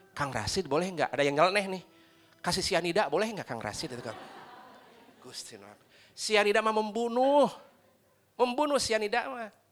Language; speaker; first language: Indonesian; non-native, local second language; Sundanese